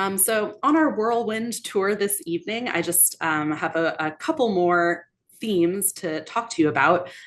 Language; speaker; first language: English; native; English